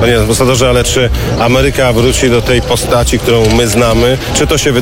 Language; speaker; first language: Polish; native; Polish